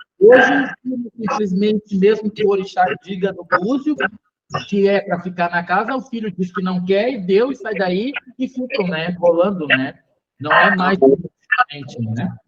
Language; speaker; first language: Portuguese; native; Portuguese